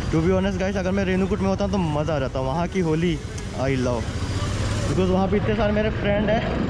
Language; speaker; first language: Hindi; native; Hindi